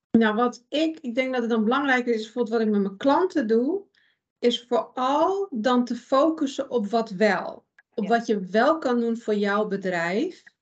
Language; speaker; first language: Dutch; early bilingual, other home language; Persian